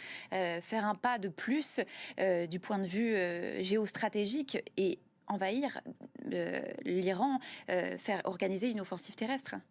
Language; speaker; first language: French; native; French